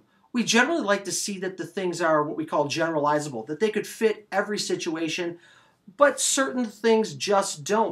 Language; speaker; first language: English; native; English